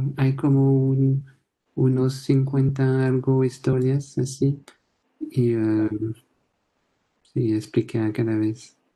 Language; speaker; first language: Spanish; non-native, fluent; French